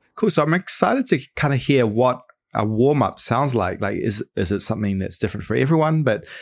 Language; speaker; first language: English; native; English